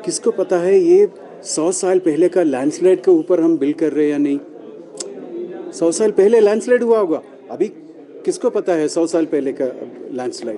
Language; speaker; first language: Hindi; non-native, local second language; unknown